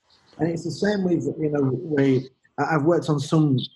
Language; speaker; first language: English; native; English